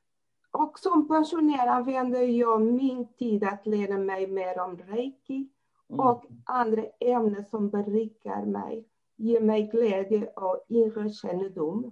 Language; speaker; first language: Swedish; non-native, fluent; Portuguese